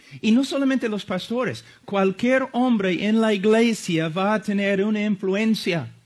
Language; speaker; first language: Spanish; non-native, fluent; English